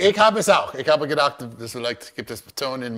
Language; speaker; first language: German; non-native, learner; English